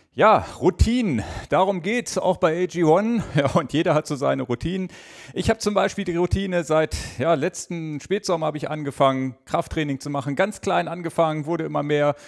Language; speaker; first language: German; native; German